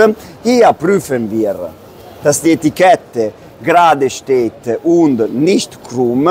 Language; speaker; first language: German; non-native, fluent; Italian